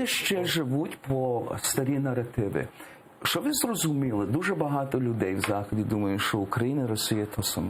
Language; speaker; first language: Ukrainian; early bilingual, heritage; English